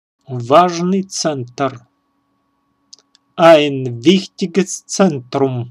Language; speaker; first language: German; non-native, learner; Russian